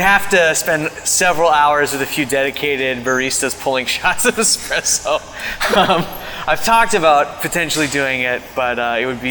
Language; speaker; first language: English; native; English